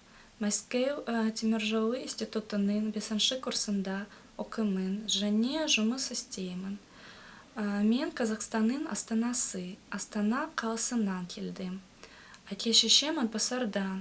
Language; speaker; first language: Kazakh; non-native, learner; Russian